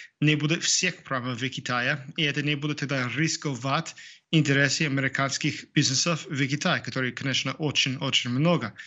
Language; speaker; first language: Russian; non-native, fluent; English